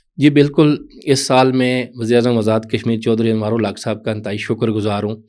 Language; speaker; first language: Urdu; non-native, local second language; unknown